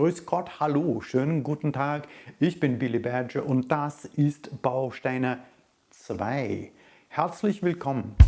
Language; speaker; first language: German; non-native, fluent; English